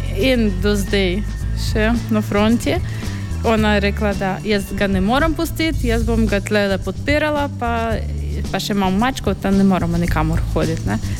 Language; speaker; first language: Slovenian; non-native, fluent; Russian